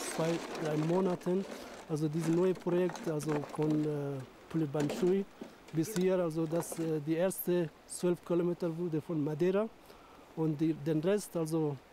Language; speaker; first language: German; non-native, fluent; Persian